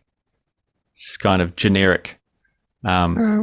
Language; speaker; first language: English; native; English